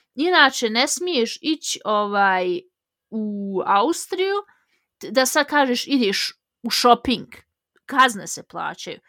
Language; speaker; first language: Bosnian; early bilingual, heritage; Bosnian